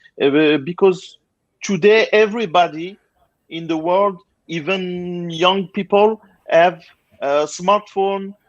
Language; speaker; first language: English; non-native, fluent; French